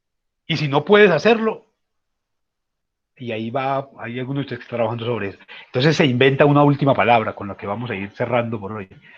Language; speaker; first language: Spanish; native; Spanish